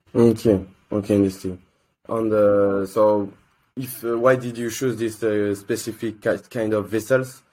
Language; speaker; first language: English; non-native, learner; French